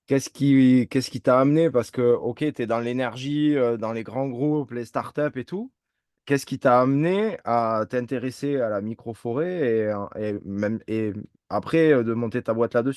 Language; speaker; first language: French; native; French